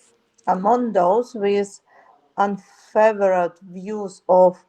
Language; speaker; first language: English; non-native, learner; Ukrainian